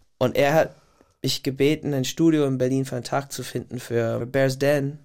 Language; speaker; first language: German; non-native, fluent; English